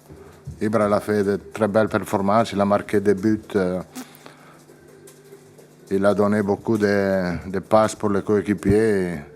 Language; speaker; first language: French; non-native, fluent; Italian